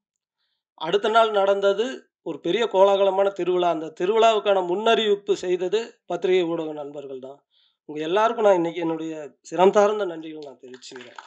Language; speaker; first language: Tamil; native; Tamil